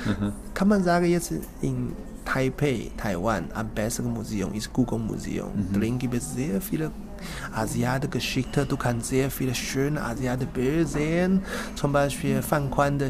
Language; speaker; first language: German; non-native, learner; Chinese